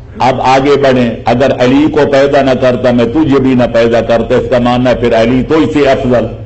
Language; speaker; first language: Urdu; non-native, local second language; Punjabi